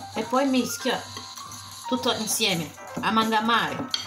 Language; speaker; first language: Italian; non-native, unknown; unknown